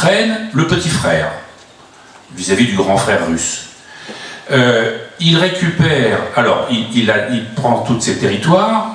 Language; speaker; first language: French; native; French